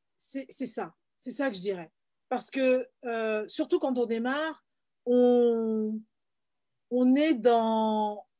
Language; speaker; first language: French; native; French